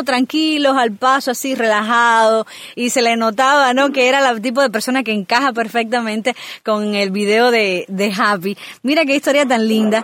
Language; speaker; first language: Spanish; native; Spanish